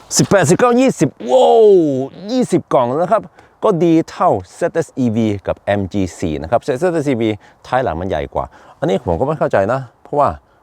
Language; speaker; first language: Thai; non-native, fluent; Norwegian